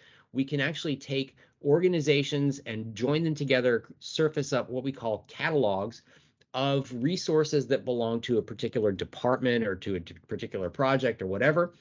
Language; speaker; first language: English; native; English